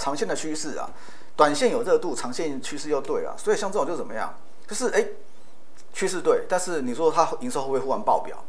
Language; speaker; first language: Chinese; native; Chinese